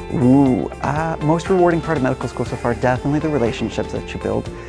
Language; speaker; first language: English; native; English